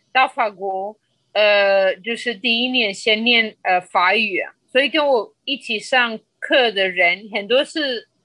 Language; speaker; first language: Chinese; non-native, fluent; Spanish